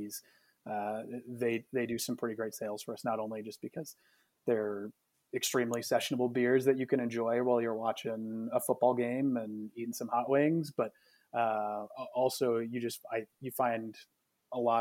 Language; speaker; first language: English; native; English